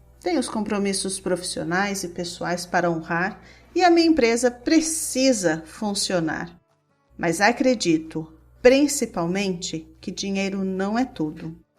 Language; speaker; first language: Portuguese; native; Portuguese